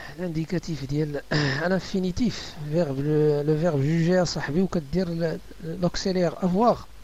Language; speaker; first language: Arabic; native; Arabic